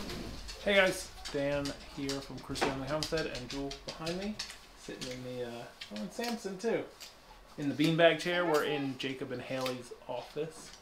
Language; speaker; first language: English; native; English